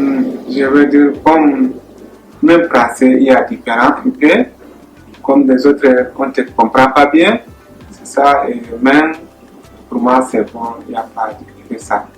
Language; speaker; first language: French; non-native, learner; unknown